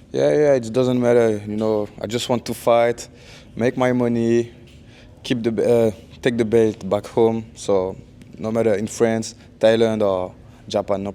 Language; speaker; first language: English; non-native, learner; French